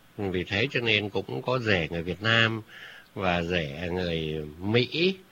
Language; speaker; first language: Vietnamese; native; Vietnamese